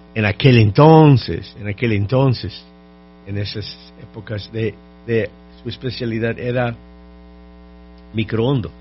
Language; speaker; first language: Spanish; non-native, fluent; English